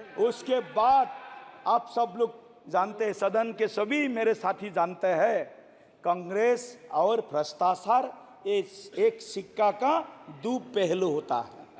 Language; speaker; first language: Hindi; non-native, local second language; Assamese